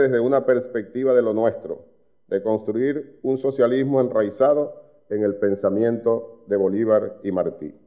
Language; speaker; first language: Spanish; native; Spanish